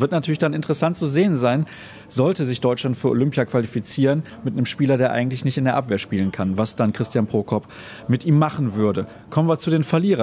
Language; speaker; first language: German; native; German